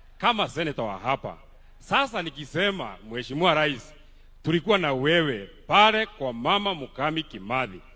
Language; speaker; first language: Swahili; non-native, local second language; Kikuyu